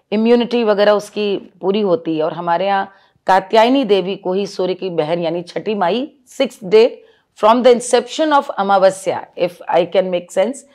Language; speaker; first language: Hindi; native; Hindi